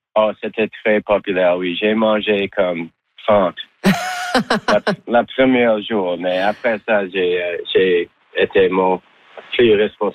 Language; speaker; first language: French; non-native, local second language; English